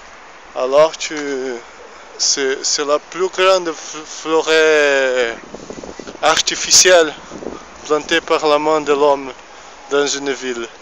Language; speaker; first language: French; non-native, fluent; Portuguese